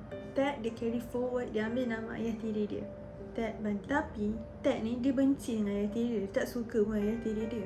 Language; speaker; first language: Malay; native; Malay